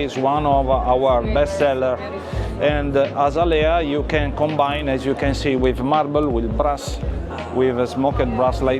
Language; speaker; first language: English; non-native, learner; Italian